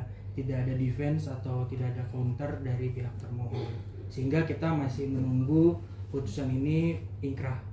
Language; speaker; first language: Indonesian; native; Indonesian